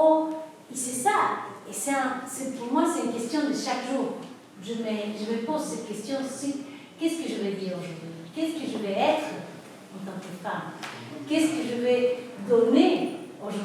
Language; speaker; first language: French; non-native, fluent; Spanish